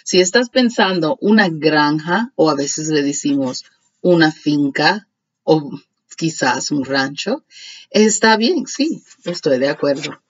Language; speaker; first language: Spanish; early bilingual, heritage; Spanish